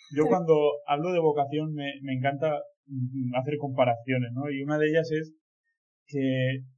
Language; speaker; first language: Spanish; native; Spanish